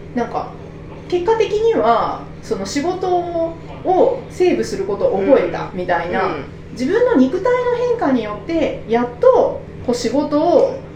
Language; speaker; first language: Japanese; native; Japanese